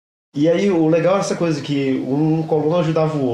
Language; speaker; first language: Portuguese; native; Portuguese